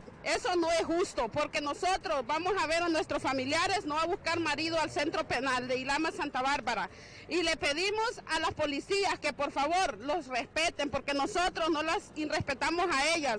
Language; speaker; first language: Spanish; native; Spanish